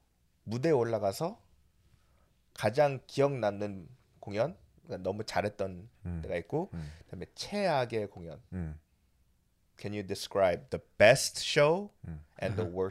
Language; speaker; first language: Korean; early bilingual, heritage; English